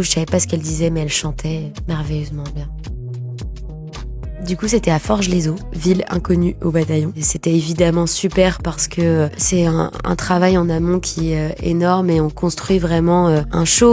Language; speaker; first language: French; native; French